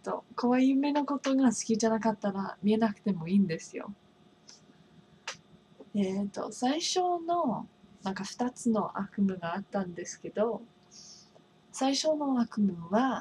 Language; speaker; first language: Japanese; non-native, fluent; English